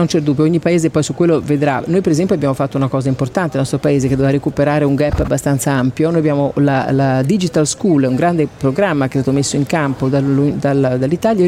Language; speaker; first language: Italian; native; Italian